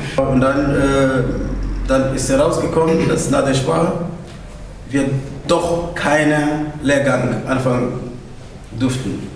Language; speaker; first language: German; non-native, fluent; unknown